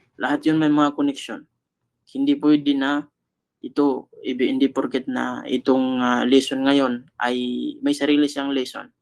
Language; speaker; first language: Filipino; non-native, local second language; Cebuano